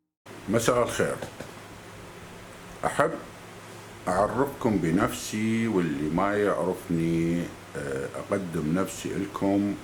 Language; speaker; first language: Arabic; native; Arabic